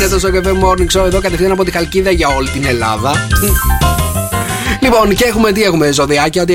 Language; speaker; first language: Greek; native; Greek